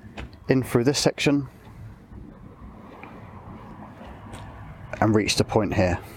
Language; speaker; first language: English; native; English